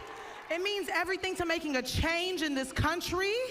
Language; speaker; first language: English; native; English